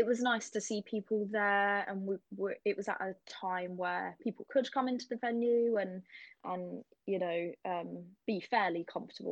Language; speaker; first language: English; native; English